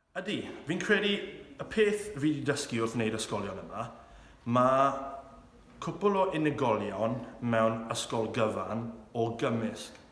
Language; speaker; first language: Welsh; non-native, local second language; English